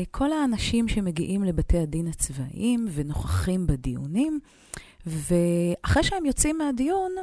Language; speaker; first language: Hebrew; native; Hebrew